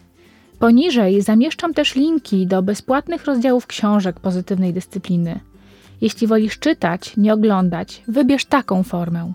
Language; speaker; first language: Polish; native; Polish